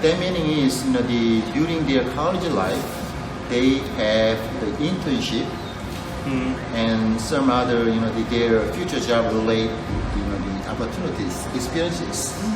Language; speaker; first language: English; non-native, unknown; Korean